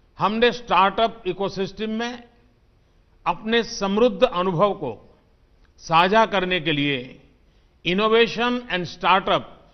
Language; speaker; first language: Hindi; non-native, local second language; Gujarati